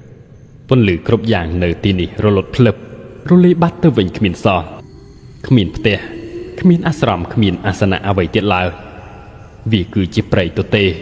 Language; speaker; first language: Khmer; native; Khmer